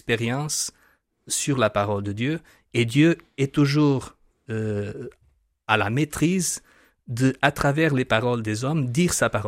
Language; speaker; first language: French; non-native, fluent; Portuguese